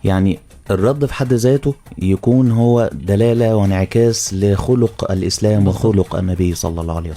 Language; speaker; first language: Arabic; native; Arabic